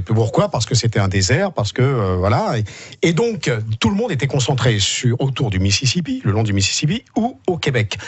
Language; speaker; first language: French; native; French